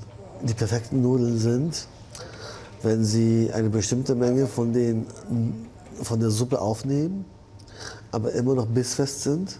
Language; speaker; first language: German; early bilingual, other home language; Japanese